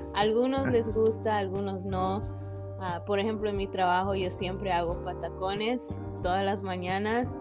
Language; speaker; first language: Spanish; early bilingual, heritage; English